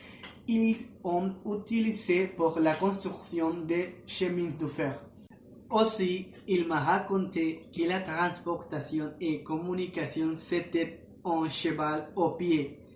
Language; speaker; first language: French; non-native, learner; Spanish